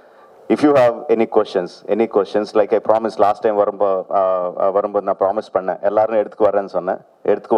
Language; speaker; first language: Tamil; non-native, local second language; Telugu